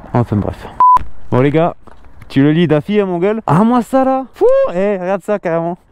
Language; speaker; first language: French; native; French